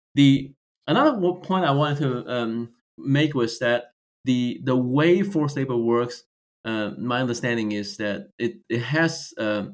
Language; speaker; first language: English; non-native, fluent; Chinese